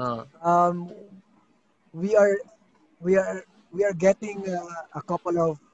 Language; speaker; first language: English; non-native, local second language; Filipino